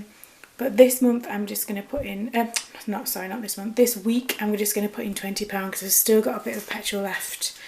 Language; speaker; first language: English; native; English